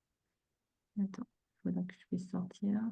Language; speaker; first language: French; native; French